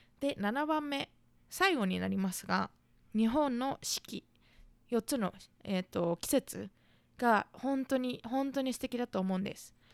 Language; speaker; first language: Japanese; native; Japanese